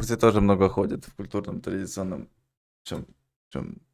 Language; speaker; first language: Russian; native; Russian